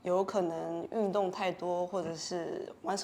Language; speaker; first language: Chinese; native; Chinese